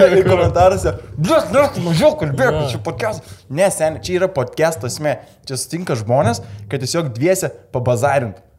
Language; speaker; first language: Lithuanian; native; Lithuanian